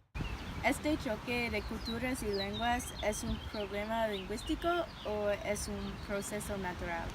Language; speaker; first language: Spanish; non-native, learner; English